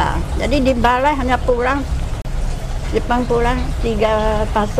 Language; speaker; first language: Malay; non-native, local second language; Min Nan Chinese